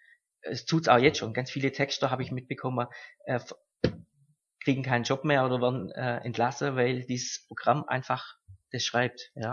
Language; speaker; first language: German; native; German